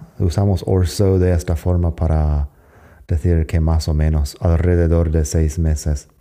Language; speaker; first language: Spanish; non-native, fluent; English